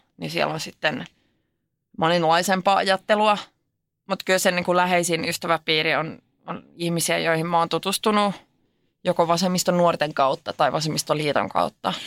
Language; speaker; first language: Finnish; non-native, local second language; Swedish